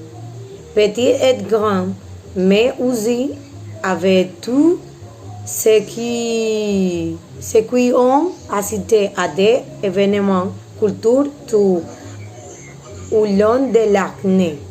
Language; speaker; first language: French; non-native, learner; Spanish